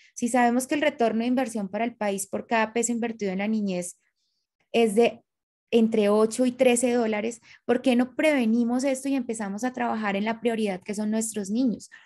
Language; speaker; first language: Spanish; native; Spanish